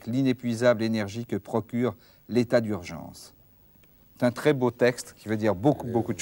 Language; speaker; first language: French; native; French